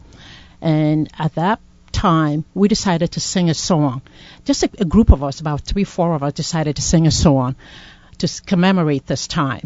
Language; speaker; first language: English; non-native, local second language; Akan